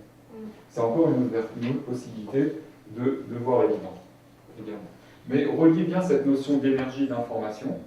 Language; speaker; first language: French; native; French